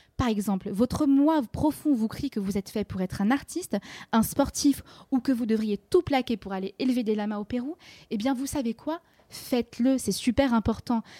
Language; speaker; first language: French; native; French